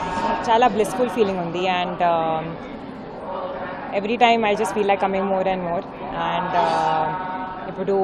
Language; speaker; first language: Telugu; non-native, learner; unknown